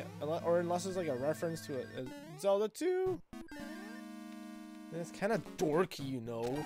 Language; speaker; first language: English; native; English